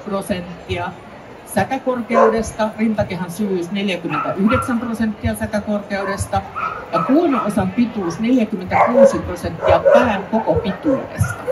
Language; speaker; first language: Finnish; native; Finnish